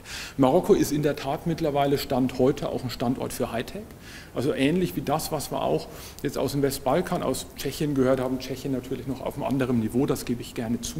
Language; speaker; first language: German; native; German